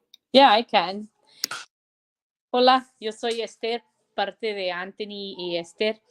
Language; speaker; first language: Spanish; early bilingual, heritage; Spanish